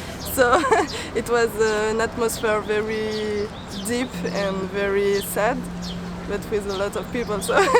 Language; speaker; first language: English; non-native, learner; French